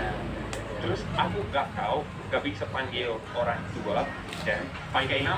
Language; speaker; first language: Indonesian; non-native, learner; English